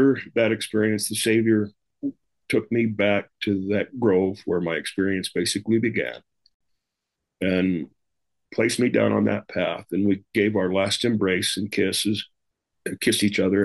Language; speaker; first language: English; native; English